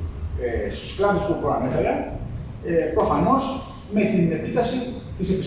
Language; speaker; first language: Greek; native; Greek